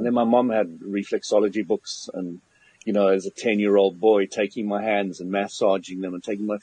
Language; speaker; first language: English; native; English